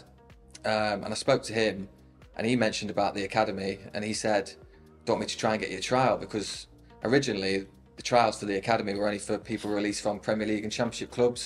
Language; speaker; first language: English; native; English